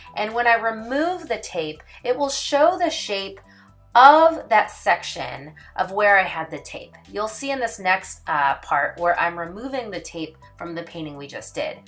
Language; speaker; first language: English; native; English